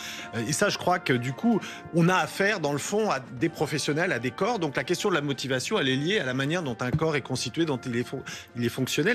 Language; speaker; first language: French; native; French